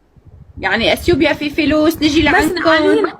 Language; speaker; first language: Arabic; native; Arabic